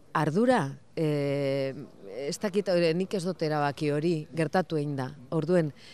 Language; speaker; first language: Basque; non-native, local second language; Spanish